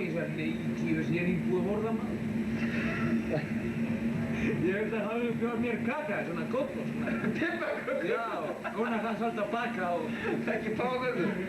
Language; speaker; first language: Icelandic; non-native, learner; Spanish